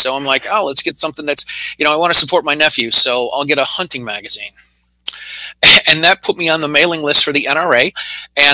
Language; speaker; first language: English; native; English